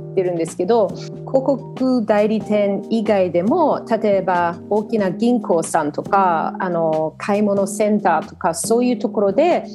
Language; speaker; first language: Japanese; non-native, fluent; English